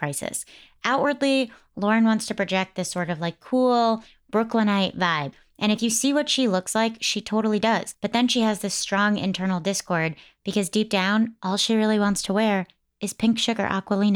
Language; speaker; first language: English; native; English